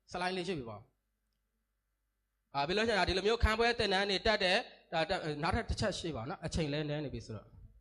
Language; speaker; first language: Burmese; native; Burmese